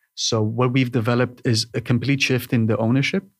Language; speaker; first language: English; non-native, fluent; Hebrew